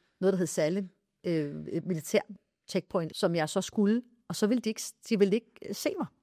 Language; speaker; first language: Danish; early bilingual, other home language; Arabic